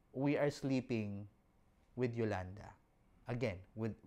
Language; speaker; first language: English; non-native, local second language; Filipino